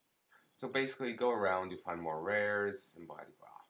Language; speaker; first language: English; native; English